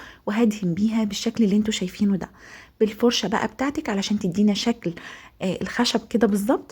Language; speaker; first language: Arabic; native; Arabic